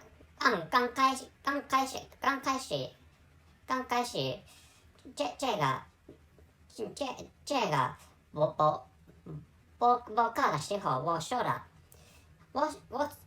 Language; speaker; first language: Chinese; non-native, learner; Japanese